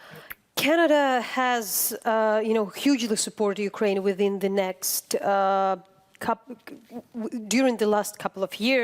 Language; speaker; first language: English; non-native, fluent; Ukrainian